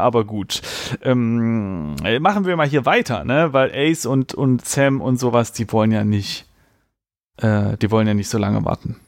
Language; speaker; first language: German; native; German